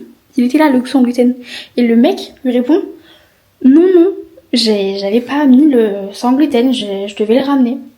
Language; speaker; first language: French; native; French